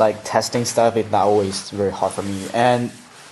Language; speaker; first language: English; non-native, fluent; Chinese